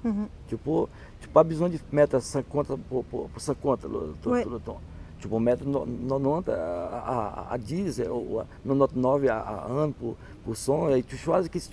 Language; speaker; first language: French; non-native, learner; Portuguese